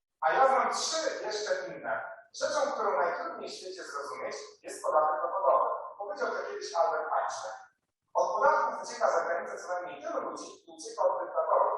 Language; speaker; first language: Polish; native; Polish